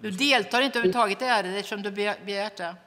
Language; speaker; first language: Swedish; native; Swedish